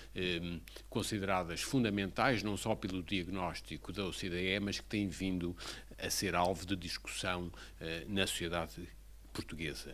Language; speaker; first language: Portuguese; native; Portuguese